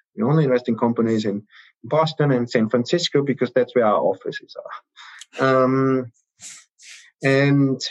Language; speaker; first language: English; non-native, fluent; German